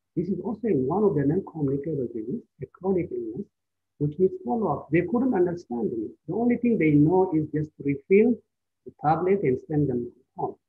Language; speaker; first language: English; non-native, fluent; Amharic